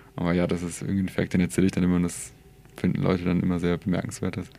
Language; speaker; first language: German; early bilingual, other home language; Persian